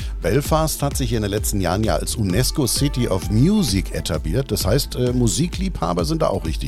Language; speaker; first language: German; native; German